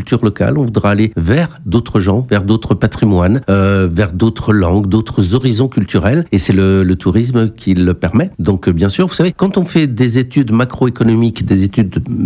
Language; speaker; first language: French; native; French